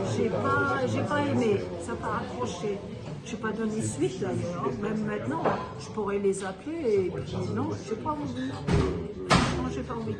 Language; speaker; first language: French; non-native, fluent; German